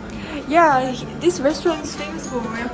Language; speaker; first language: English; non-native, fluent; Japanese